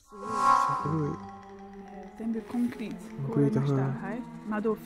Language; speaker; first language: Japanese; non-native, learner; English